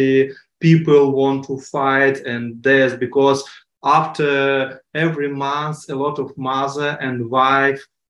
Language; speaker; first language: English; non-native, learner; Ukrainian